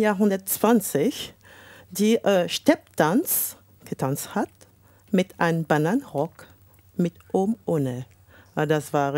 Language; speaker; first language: German; non-native, fluent; French